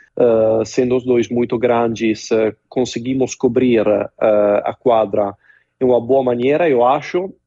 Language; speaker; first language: Portuguese; non-native, fluent; Italian